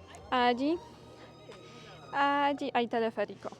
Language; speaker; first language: Spanish; non-native, learner; Polish